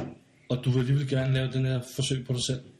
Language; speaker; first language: Danish; native; Danish